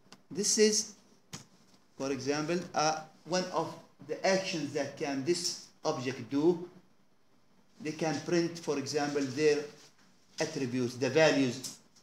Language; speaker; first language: English; non-native, fluent; Arabic